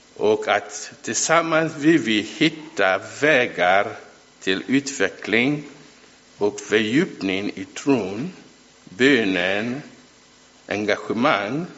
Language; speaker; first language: Swedish; non-native, fluent; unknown